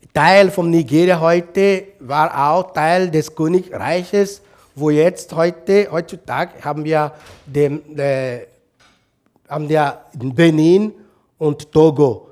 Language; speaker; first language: German; non-native, fluent; Igbo